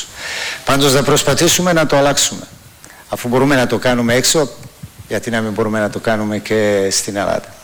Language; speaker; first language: Greek; non-native, fluent; Serbian